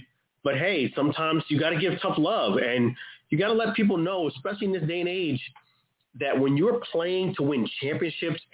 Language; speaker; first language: English; native; English